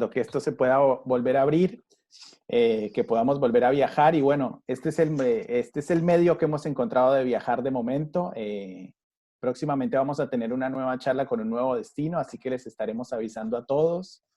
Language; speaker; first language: Spanish; native; Spanish